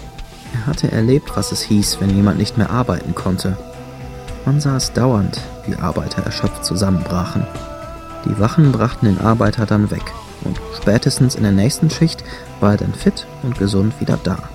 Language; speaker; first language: German; native; German